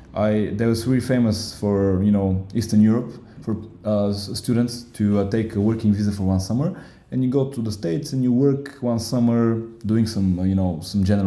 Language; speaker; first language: English; non-native, fluent; Bulgarian